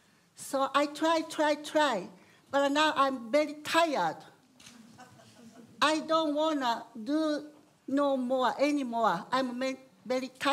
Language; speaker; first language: English; non-native, learner; Japanese